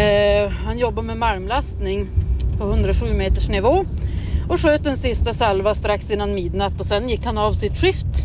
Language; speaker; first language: Swedish; native; Swedish